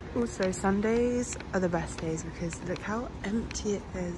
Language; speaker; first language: English; early bilingual, other home language; French